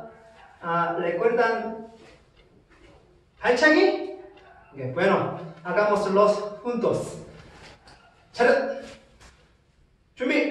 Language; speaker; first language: Spanish; non-native, learner; Korean